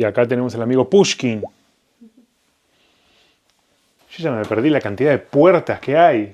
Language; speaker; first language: Spanish; native; Spanish